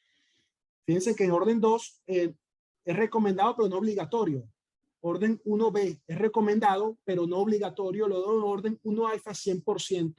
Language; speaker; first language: Spanish; native; Spanish